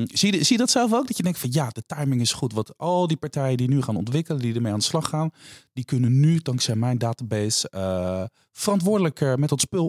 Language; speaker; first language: Dutch; native; Dutch